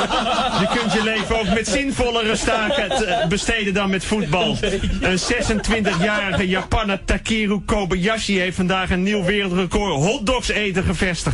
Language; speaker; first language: Dutch; native; Dutch